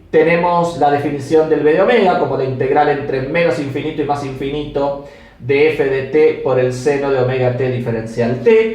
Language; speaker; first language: Spanish; native; Spanish